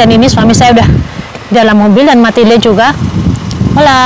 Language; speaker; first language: Indonesian; native; Indonesian